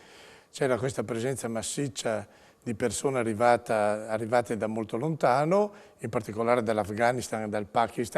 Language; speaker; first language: Italian; native; Italian